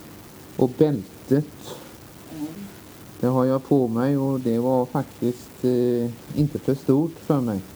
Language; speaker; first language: Swedish; native; Swedish